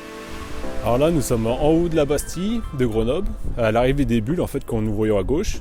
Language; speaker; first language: French; native; French